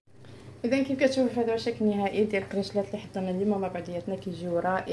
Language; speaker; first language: Arabic; native; Arabic